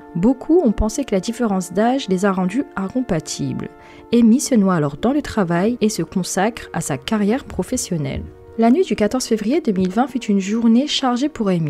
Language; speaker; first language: French; native; French